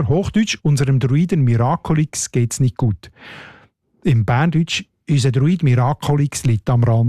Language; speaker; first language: German; native; German